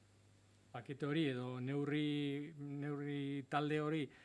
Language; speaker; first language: Basque; non-native, local second language; Spanish